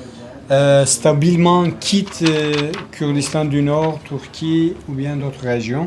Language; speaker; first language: French; non-native, learner; Kurdish